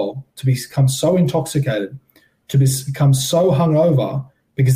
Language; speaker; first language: English; native; English